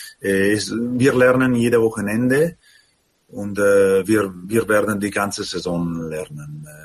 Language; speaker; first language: German; non-native, learner; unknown